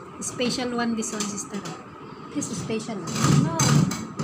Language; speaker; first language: English; non-native, learner; Filipino